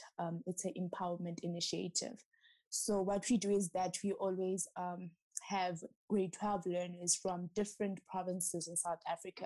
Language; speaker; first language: English; non-native, local second language; Southern Sotho